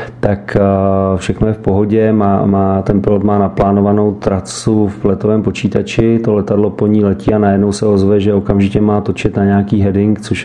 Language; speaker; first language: Czech; native; Czech